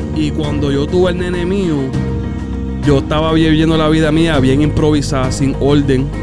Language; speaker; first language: Spanish; early bilingual, heritage; Spanish